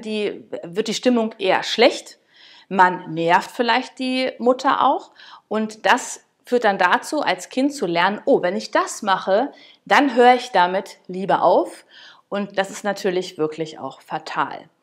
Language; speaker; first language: German; native; German